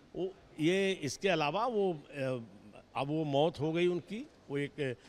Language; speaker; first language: Hindi; native; Hindi